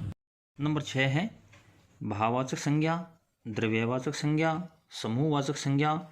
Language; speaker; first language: Hindi; native; Hindi